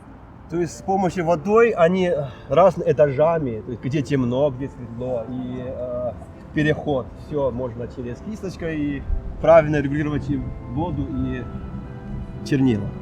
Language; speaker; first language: Russian; non-native, fluent; Chinese